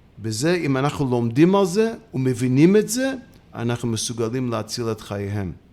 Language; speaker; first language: Hebrew; non-native, fluent; English